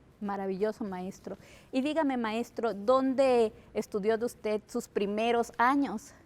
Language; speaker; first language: Spanish; native; Spanish